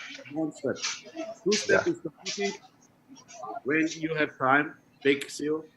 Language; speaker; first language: English; non-native, learner; Turkish